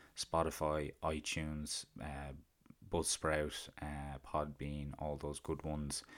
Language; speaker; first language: English; native; English